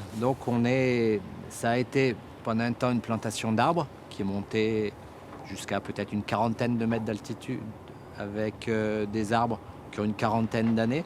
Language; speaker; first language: French; native; French